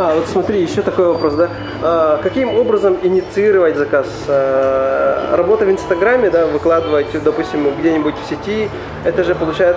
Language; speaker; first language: Russian; native; Russian